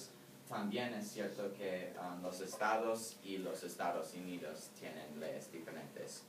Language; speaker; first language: Spanish; non-native, learner; English